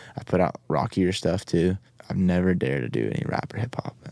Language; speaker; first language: English; native; English